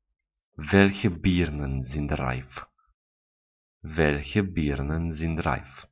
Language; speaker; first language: German; non-native, fluent; Romanian